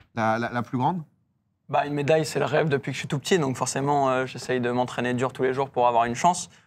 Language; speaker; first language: French; native; French